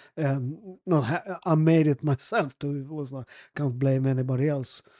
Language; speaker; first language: English; non-native, fluent; Italian